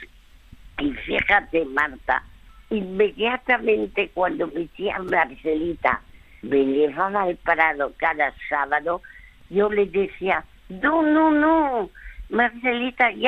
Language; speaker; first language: Spanish; early bilingual, other home language; French